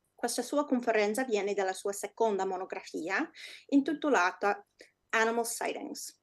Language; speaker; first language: Italian; non-native, fluent; English